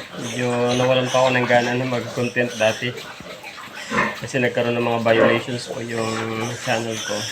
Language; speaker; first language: Filipino; native; Filipino